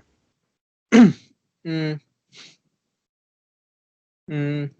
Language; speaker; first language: English; non-native, learner; Chinese